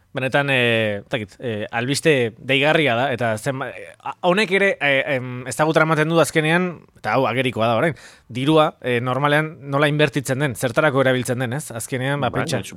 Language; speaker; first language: Basque; native; Basque